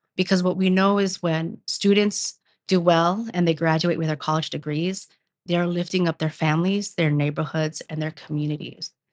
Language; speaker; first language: English; early bilingual, other home language; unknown